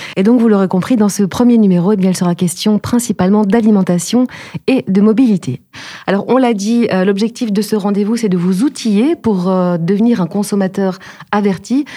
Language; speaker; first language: French; native; French